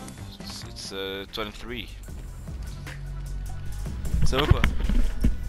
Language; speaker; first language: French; native; French